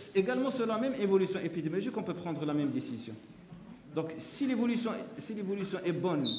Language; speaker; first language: French; non-native, local second language; Arabic